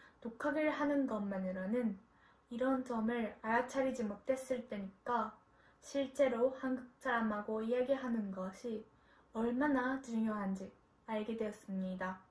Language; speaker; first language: Korean; non-native, fluent; Japanese